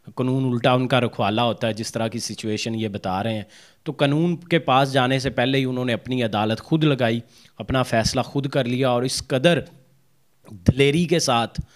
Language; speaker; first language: Urdu; non-native, local second language; Punjabi